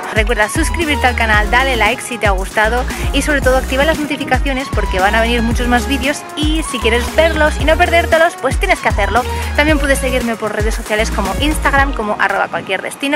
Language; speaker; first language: Spanish; native; Spanish